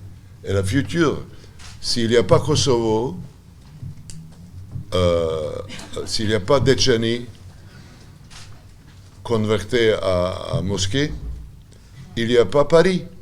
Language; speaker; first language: French; non-native, learner; Serbian